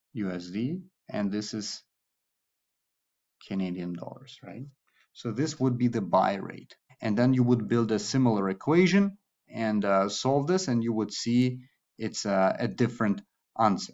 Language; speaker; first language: English; non-native, fluent; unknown